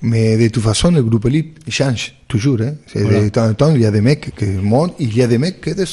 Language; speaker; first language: French; non-native, fluent; Spanish